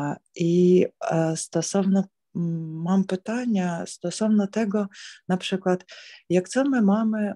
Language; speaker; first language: Polish; non-native, learner; Ukrainian